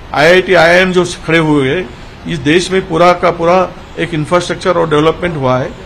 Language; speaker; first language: Hindi; non-native, local second language; Marathi